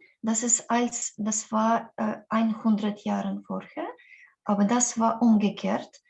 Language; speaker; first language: German; non-native, learner; Russian